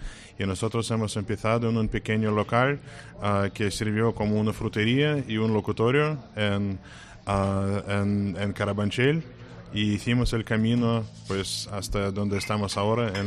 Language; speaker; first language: Spanish; non-native, fluent; Russian